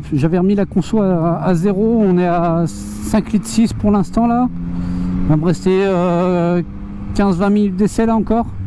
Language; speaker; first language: French; native; French